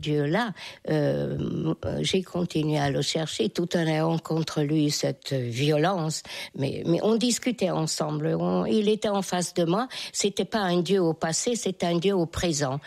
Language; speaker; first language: French; non-native, fluent; Hungarian